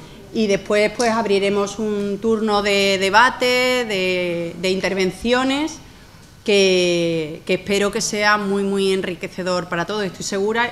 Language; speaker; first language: Spanish; native; Spanish